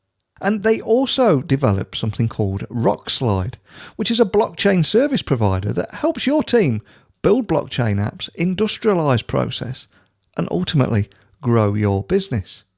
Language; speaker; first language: English; native; English